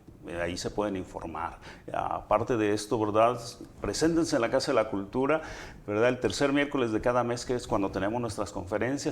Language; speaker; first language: Spanish; native; Spanish